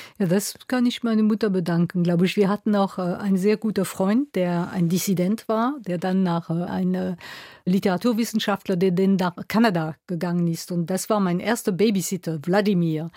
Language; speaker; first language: German; non-native, local second language; French